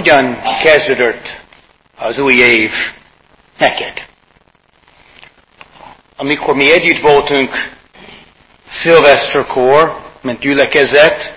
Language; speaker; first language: Hungarian; non-native, fluent; English